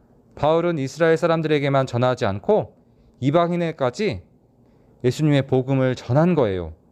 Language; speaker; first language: Korean; native; Korean